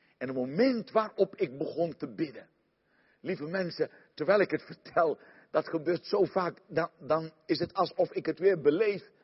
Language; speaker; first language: Dutch; native; Dutch